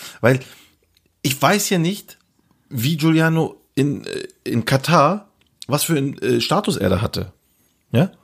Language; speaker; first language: German; early bilingual, other home language; Turkish